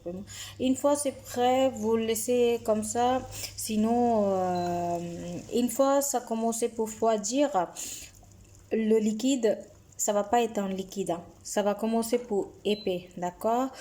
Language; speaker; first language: French; non-native, learner; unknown